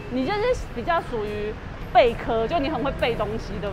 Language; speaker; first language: Chinese; native; Chinese